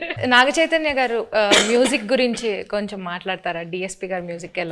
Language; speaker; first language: Telugu; native; Telugu